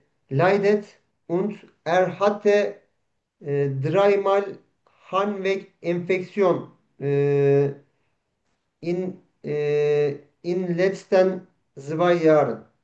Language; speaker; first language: German; non-native, learner; Turkish